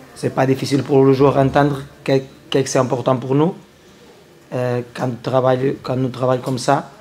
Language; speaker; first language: French; non-native, learner; Portuguese